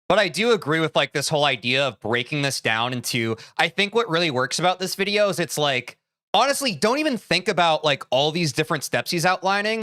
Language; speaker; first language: English; native; English